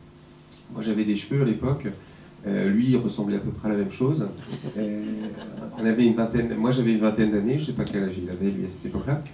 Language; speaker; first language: French; native; French